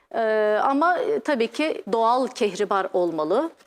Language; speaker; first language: Turkish; native; Turkish